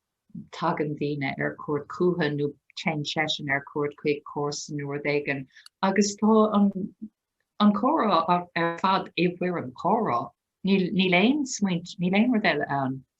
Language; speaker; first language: Irish; non-native, local second language; English